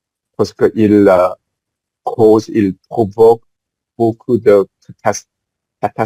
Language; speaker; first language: French; non-native, fluent; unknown